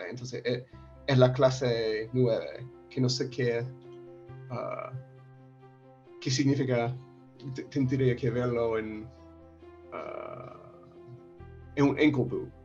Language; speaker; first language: Spanish; non-native, fluent; English